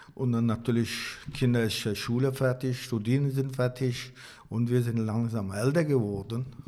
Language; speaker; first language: German; non-native, learner; Turkish